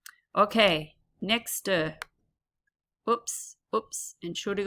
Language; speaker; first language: German; non-native, learner; English